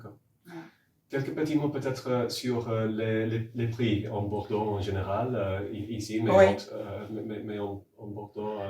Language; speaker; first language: French; non-native, fluent; English